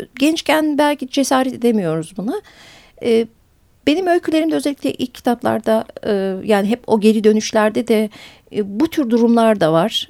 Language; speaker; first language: Turkish; early bilingual, heritage; Turkish